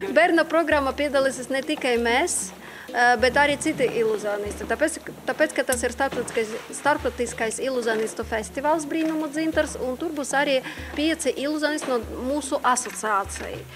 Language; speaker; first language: Latvian; non-native, local second language; Russian